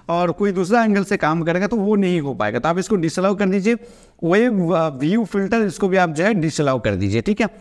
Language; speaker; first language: Hindi; non-native, local second language; Bangla